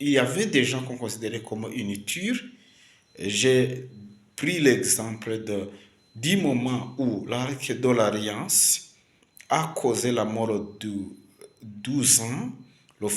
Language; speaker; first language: French; non-native, local second language; Kinyarwanda